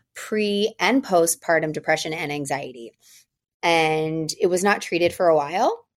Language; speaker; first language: English; native; English